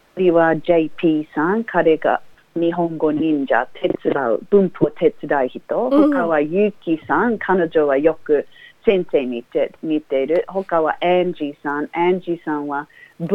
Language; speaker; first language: Japanese; non-native, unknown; English